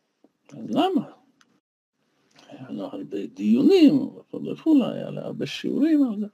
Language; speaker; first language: Hebrew; non-native, fluent; Russian